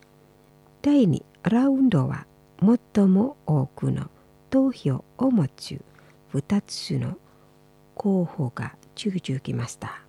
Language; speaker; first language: Japanese; non-native, fluent; Indonesian